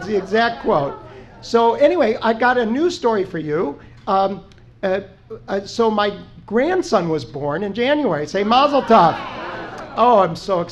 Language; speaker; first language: English; native; English